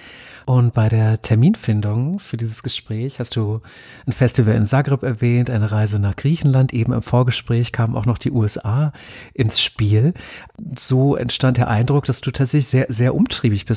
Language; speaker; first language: German; native; German